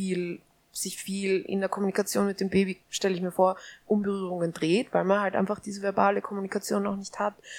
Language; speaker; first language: German; native; German